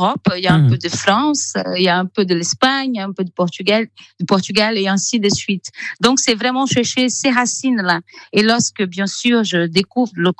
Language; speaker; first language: French; non-native, fluent; Portuguese